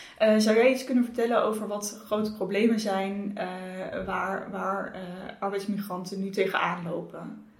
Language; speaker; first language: Dutch; native; Dutch